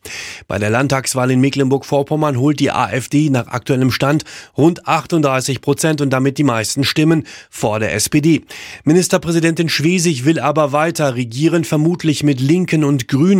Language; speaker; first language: German; native; German